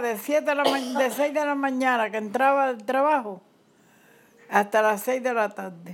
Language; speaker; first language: Spanish; native; Spanish